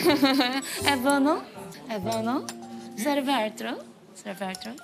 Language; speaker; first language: Italian; non-native, learner; Korean